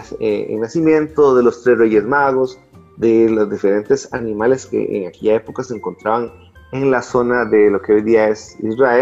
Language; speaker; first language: Spanish; native; Spanish